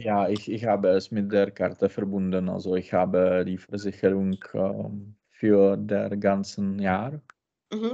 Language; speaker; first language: German; non-native, learner; Czech